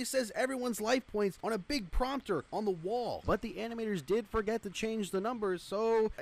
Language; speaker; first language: English; native; English